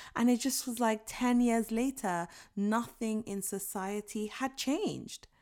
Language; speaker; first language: English; non-native, local second language; Yoruba